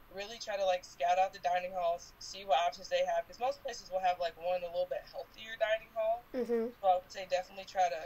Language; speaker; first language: English; native; English